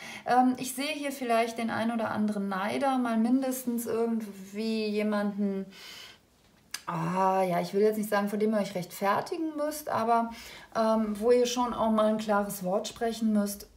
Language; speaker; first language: German; native; German